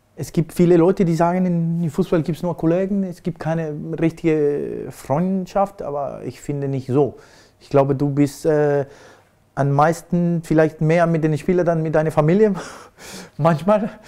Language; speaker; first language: German; non-native, fluent; Spanish